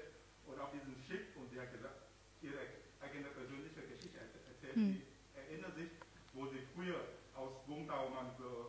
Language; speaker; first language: German; non-native, learner; Vietnamese